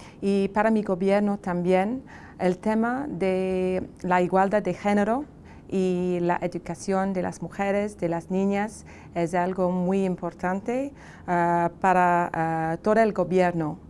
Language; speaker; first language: Spanish; non-native, fluent; English